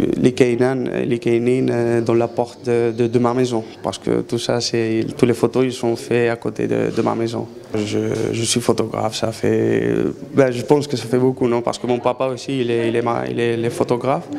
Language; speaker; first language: French; non-native, learner; Arabic